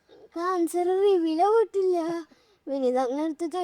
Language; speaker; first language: Malayalam; early bilingual, heritage; Malayalam